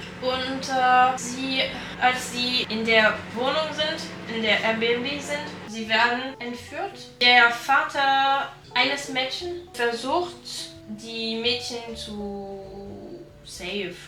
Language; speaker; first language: German; non-native, learner; French